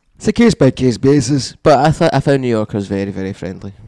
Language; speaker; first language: English; native; English